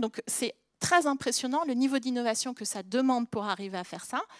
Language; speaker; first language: French; native; French